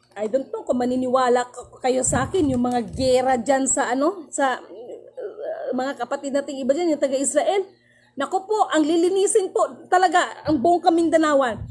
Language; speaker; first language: Filipino; non-native, local second language; Cebuano